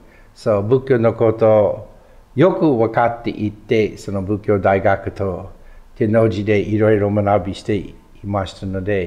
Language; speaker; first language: Japanese; non-native, fluent; English